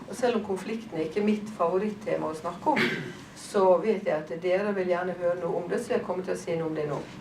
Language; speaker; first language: Norwegian; native; Norwegian